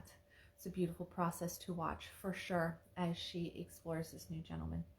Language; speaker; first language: English; native; English